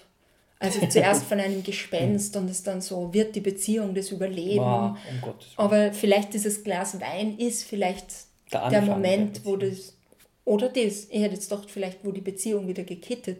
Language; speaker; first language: German; native; German